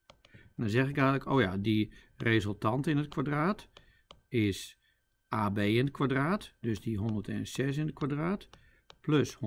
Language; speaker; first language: Dutch; native; Dutch